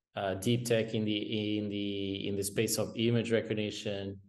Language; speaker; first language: English; non-native, fluent; Portuguese